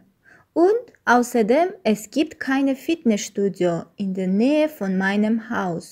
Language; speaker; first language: German; non-native, learner; Armenian